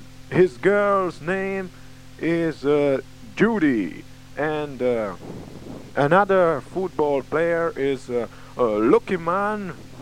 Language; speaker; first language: English; non-native, learner; Romanian